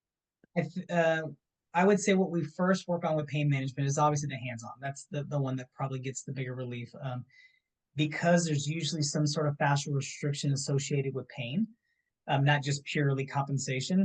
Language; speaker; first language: English; native; English